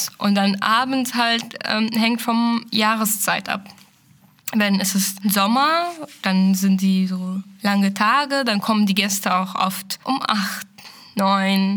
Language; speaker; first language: German; non-native, fluent; Arabic